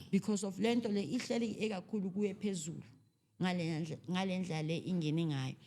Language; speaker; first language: Zulu; non-native, local second language; Southern Sotho